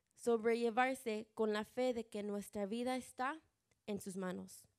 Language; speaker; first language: Spanish; early bilingual, other home language; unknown